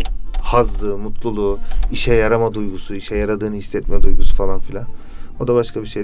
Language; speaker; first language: Turkish; native; Turkish